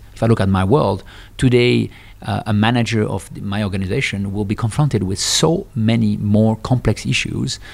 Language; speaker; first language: English; non-native, fluent; French